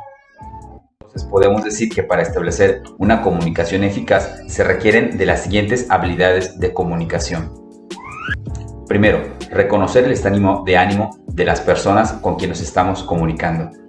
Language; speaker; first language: Spanish; native; Spanish